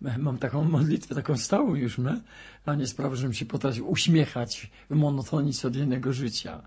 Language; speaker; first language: Polish; native; Polish